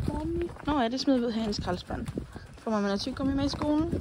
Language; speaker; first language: Danish; native; Danish